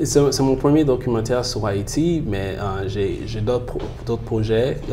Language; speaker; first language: French; early bilingual, heritage; French